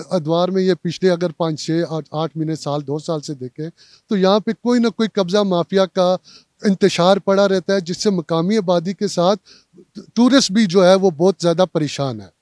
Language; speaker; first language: Urdu; non-native, local second language; Punjabi